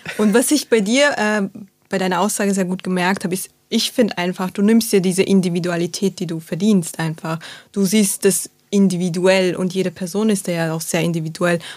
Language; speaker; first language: German; early bilingual, other home language; Turkish